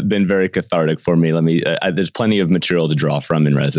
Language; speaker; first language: English; native; English